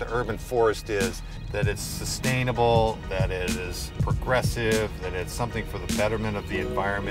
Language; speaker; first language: English; native; English